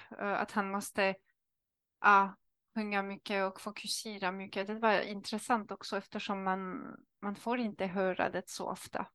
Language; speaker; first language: Swedish; non-native, learner; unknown